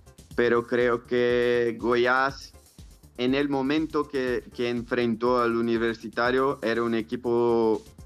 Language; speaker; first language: Spanish; non-native, fluent; Portuguese